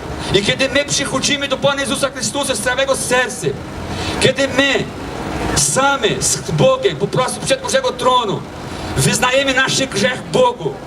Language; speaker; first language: Polish; non-native, fluent; Portuguese